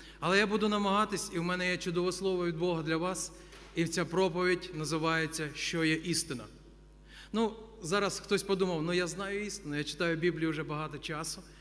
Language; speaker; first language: Ukrainian; non-native, local second language; Russian